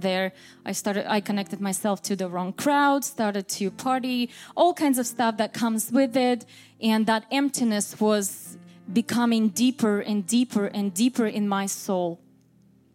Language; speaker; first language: English; non-native, fluent; Russian